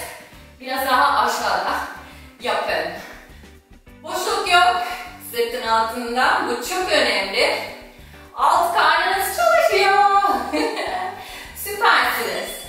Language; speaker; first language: Turkish; non-native, fluent; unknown